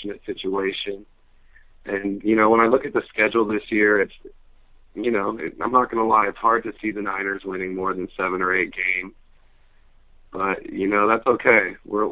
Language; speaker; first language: English; native; English